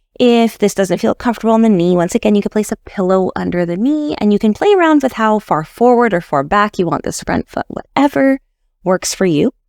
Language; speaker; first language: English; native; English